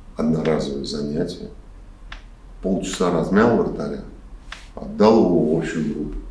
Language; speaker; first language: Russian; native; Russian